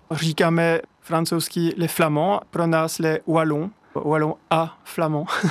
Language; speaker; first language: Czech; non-native, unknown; French